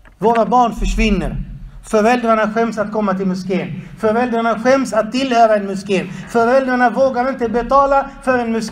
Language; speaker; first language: Swedish; non-native, fluent; Arabic